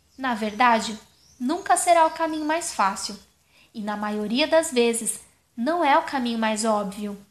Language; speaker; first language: Portuguese; non-native, fluent; German